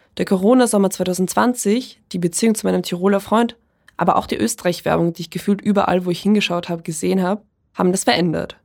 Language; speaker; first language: German; early bilingual, other home language; Polish